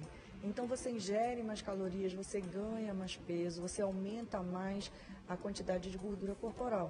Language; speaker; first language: Portuguese; native; Portuguese